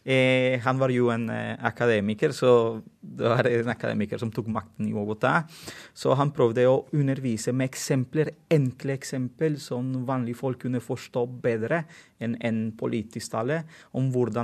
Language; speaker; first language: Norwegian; non-native, fluent; Spanish